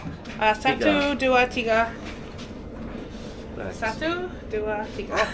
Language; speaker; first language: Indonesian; non-native, learner; English